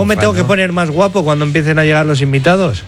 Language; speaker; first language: Spanish; native; Spanish